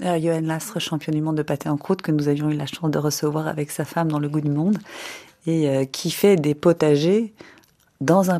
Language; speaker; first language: French; native; French